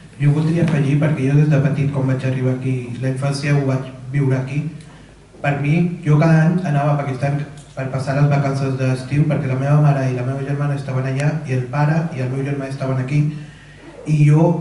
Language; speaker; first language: Catalan; early bilingual, other home language; Urdu